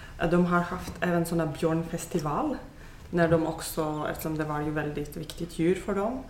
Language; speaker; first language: Swedish; non-native, fluent; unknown